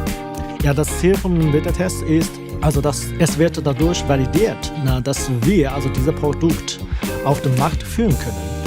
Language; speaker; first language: German; non-native, fluent; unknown